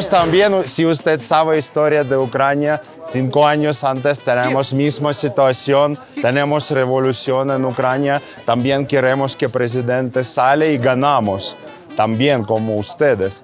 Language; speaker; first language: Spanish; non-native, learner; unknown